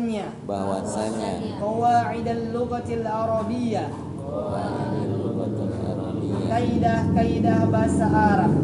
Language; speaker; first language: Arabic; non-native, fluent; Indonesian